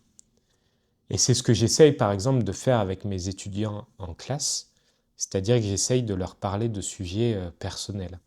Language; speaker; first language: French; native; French